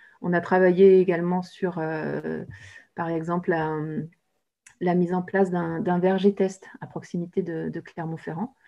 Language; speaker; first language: French; native; French